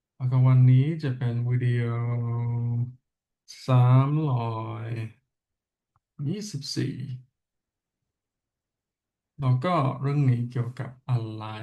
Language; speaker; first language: Thai; non-native, learner; English